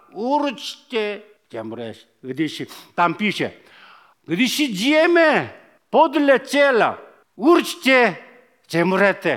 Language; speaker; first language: Czech; non-native, fluent; Korean